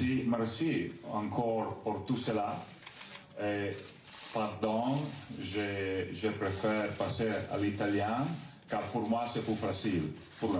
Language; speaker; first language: French; non-native, learner; Italian